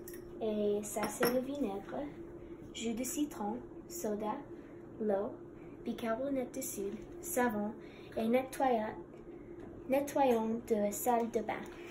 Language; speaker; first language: French; non-native, learner; English